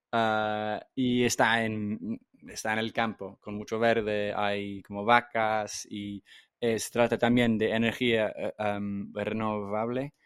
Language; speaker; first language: Spanish; non-native, fluent; English